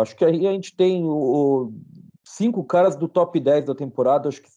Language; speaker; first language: Portuguese; native; Portuguese